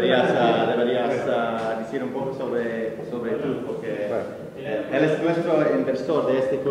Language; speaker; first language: Spanish; non-native, learner; English